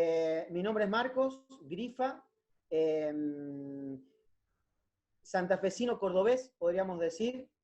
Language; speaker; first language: Spanish; native; Spanish